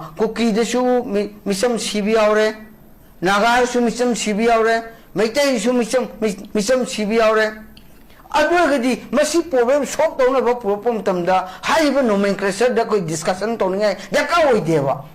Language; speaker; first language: Manipuri; non-native, local second language; Rongmei Naga